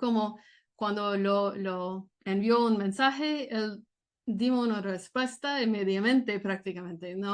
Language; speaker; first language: Spanish; non-native, learner; English